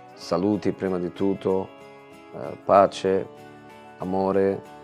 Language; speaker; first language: Italian; non-native, fluent; Portuguese